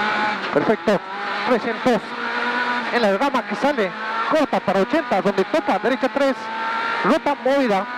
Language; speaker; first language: Spanish; native; Spanish